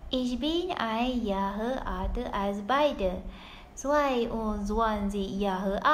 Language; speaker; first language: German; non-native, learner; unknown